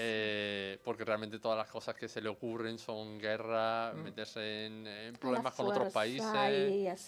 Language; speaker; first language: Spanish; native; Spanish